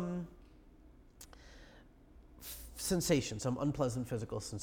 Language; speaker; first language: English; native; English